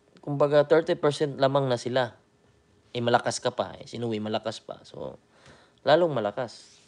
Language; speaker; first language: Filipino; native; Filipino